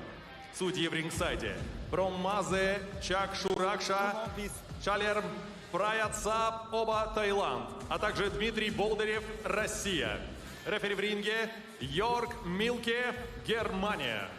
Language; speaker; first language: Russian; native; Russian